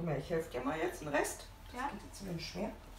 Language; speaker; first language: German; native; German